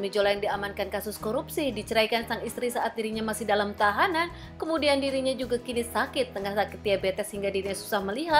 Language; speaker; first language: Indonesian; native; Indonesian